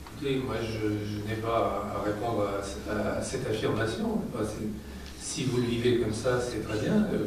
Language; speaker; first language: French; native; French